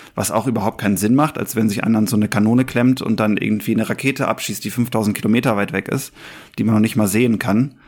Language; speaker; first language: German; native; German